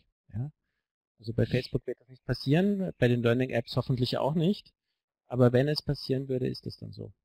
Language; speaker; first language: German; native; German